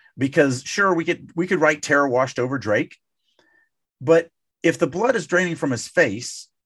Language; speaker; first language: English; native; English